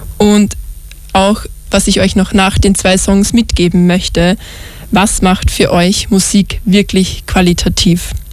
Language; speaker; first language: German; native; German